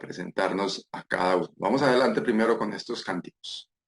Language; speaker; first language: Spanish; native; Spanish